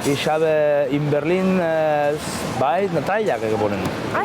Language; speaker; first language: German; non-native, learner; Spanish